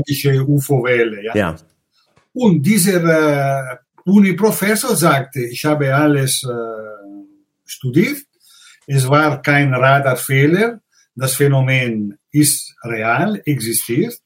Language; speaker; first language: German; non-native, fluent; Italian